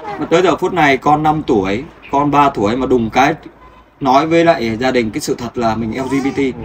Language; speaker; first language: Vietnamese; native; Vietnamese